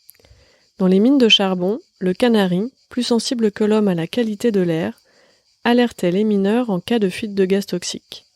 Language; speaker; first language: French; native; French